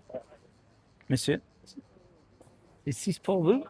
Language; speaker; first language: French; non-native, learner; English